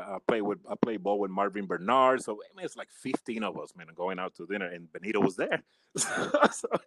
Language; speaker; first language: English; early bilingual, other home language; Spanish